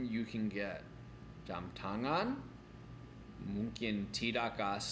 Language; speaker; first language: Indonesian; non-native, learner; English